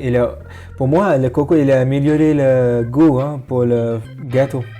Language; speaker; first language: French; non-native, fluent; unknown